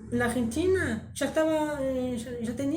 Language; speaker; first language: Spanish; early bilingual, heritage; Spanish